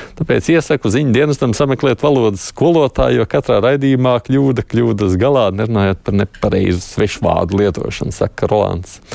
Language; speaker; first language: Latvian; native; Latvian